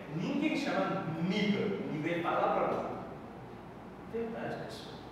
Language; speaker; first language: Portuguese; non-native, fluent; Korean